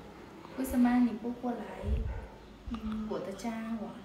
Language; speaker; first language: Chinese; non-native, learner; Vietnamese